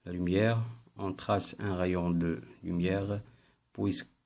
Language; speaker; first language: French; non-native, local second language; Arabic